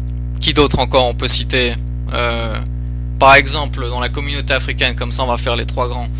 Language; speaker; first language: French; early bilingual, other home language; Portuguese